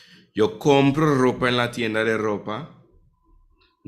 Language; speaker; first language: Spanish; non-native, fluent; English